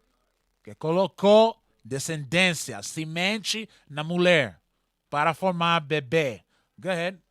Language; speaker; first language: Portuguese; non-native, learner; Spanish